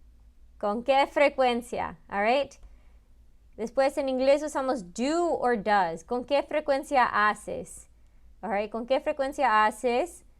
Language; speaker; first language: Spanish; early bilingual, heritage; Spanish